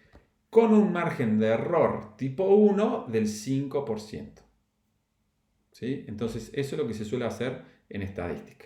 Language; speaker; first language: Spanish; native; Spanish